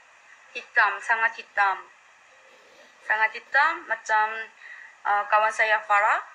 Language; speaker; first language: Indonesian; non-native, learner; Korean